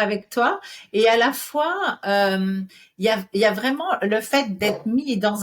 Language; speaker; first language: French; native; French